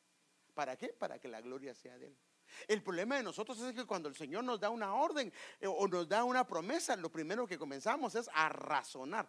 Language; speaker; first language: Spanish; native; Spanish